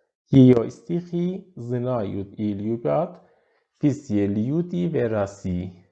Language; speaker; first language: Russian; non-native, fluent; Persian